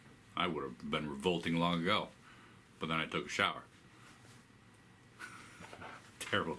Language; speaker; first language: English; native; English